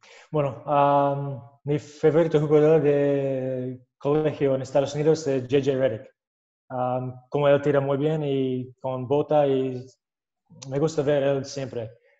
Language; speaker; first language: Spanish; non-native, learner; English